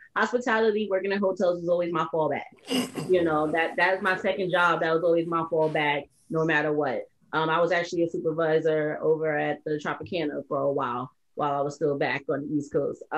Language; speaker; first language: English; native; English